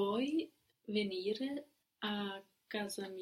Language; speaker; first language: Italian; non-native, learner; English